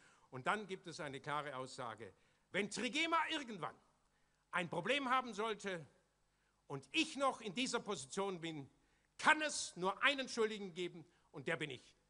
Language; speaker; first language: German; native; German